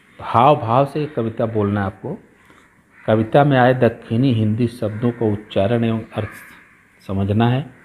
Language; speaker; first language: Hindi; native; Hindi